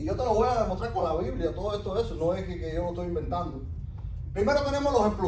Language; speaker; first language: Spanish; native; Spanish